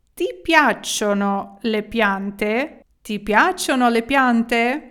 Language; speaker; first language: Italian; non-native, fluent; Ukrainian